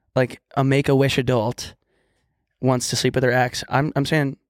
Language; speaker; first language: English; native; English